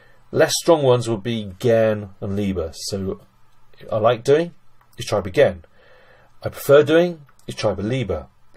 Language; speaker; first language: English; native; English